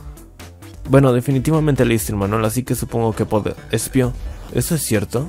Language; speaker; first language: Spanish; native; Spanish